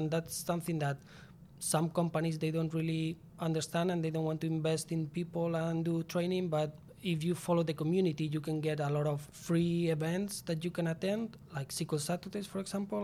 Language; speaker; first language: English; non-native, fluent; Spanish